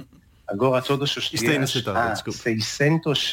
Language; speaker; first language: Portuguese; non-native, learner; Hebrew